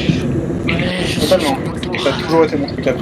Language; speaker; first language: French; native; French